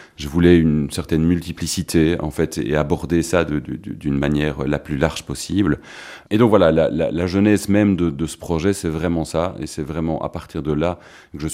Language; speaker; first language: French; native; French